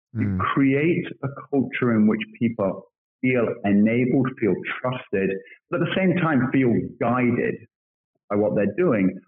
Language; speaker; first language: English; native; English